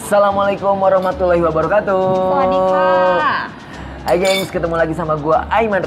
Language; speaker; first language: Indonesian; native; Indonesian